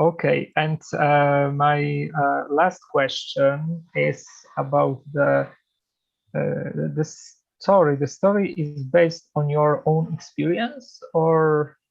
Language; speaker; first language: English; non-native, fluent; Polish